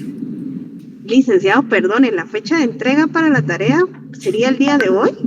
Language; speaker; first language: Spanish; native; Spanish